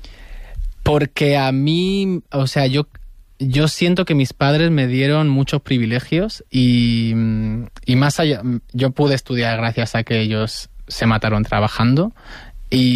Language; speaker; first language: Spanish; native; Spanish